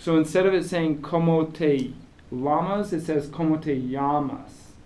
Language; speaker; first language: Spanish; non-native, learner; English